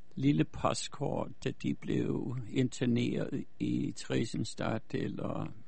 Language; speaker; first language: Danish; early bilingual, other home language; German